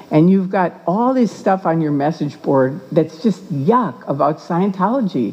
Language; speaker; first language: English; native; English